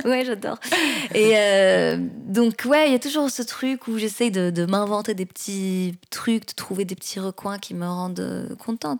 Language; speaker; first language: French; non-native, local second language; Arabic